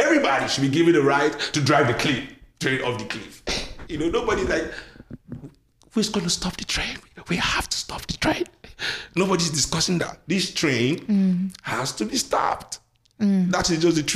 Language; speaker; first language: English; non-native, local second language; Yoruba